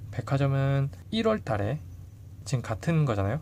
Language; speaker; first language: Korean; native; Korean